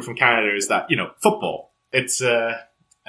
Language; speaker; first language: English; native; English